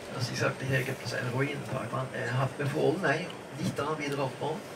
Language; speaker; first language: German; non-native, fluent; Norwegian